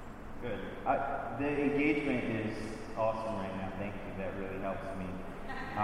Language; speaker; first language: English; native; English